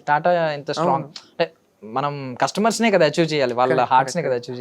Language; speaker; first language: Telugu; native; Telugu